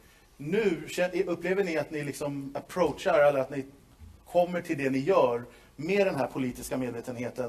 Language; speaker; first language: Swedish; native; Swedish